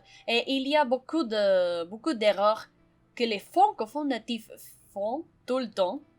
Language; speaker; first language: French; non-native, fluent; Spanish